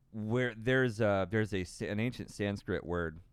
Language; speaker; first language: English; native; English